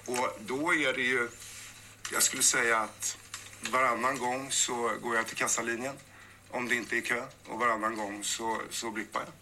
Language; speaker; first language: Swedish; native; Swedish